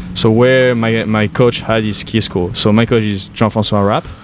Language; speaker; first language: English; non-native, fluent; French